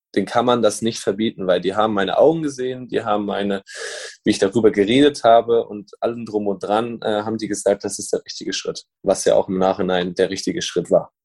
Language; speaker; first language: German; native; German